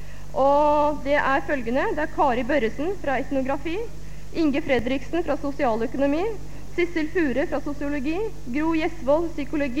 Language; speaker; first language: Norwegian; native; Norwegian